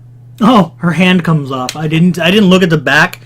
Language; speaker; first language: English; native; English